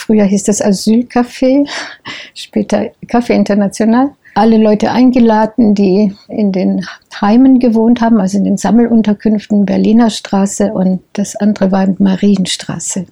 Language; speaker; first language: German; native; German